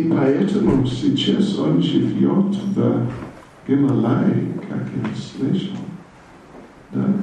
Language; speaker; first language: Russian; non-native, learner; English